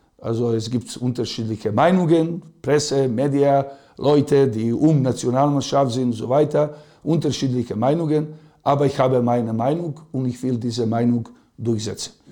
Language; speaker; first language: German; non-native, fluent; Serbian